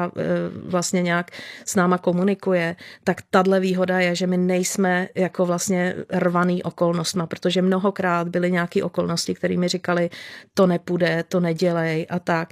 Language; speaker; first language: Czech; native; Czech